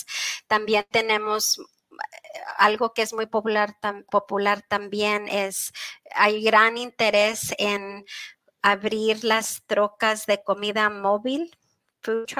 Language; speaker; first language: Spanish; early bilingual, heritage; Spanish